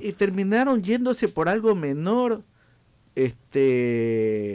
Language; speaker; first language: Spanish; native; Spanish